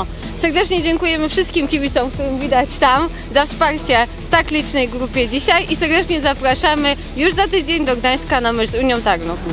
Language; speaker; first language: Polish; native; Polish